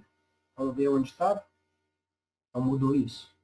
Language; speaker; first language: Portuguese; native; Portuguese